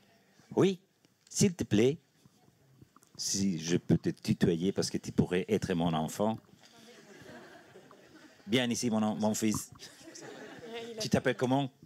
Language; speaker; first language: French; non-native, learner; Spanish